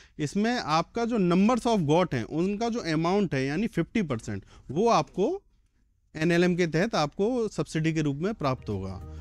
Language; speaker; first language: Hindi; native; Hindi